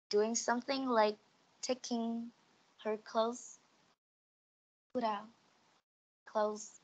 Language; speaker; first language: English; non-native, learner; Vietnamese